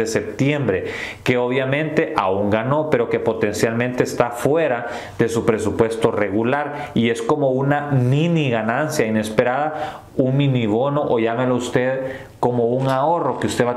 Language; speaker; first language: Spanish; native; Spanish